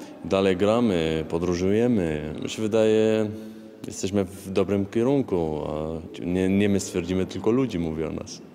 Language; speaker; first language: Polish; non-native, fluent; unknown